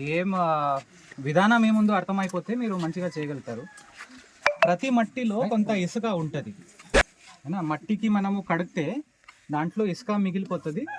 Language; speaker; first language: Telugu; non-native, local second language; Marathi